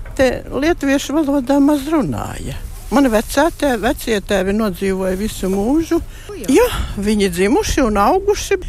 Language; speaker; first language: Latvian; early bilingual, heritage; Latvian